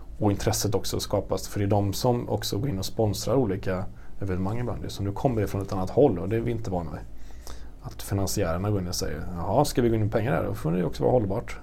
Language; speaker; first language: Swedish; native; Swedish